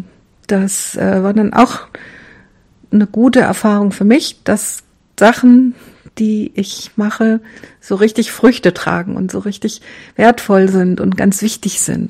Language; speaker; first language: German; native; German